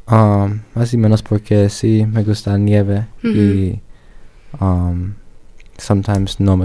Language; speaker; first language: Spanish; early bilingual, other home language; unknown